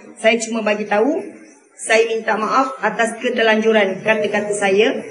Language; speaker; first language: Malay; early bilingual, other home language; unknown